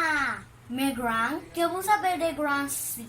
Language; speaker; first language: French; non-native, learner; Spanish